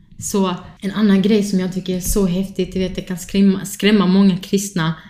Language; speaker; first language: Swedish; early bilingual, other home language; Kurdish